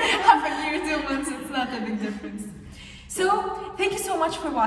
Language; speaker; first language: English; non-native, fluent; Arabic